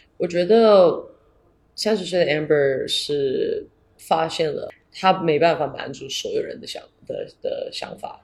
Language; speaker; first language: Chinese; early bilingual, heritage; English